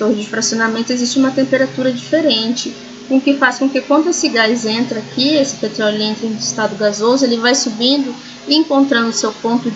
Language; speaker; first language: Portuguese; native; Portuguese